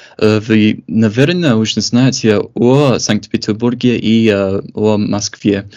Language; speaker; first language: Russian; non-native, fluent; English